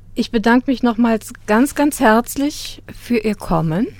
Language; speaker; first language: German; native; German